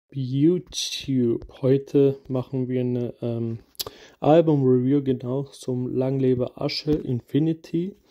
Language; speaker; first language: German; early bilingual, other home language; Kurdish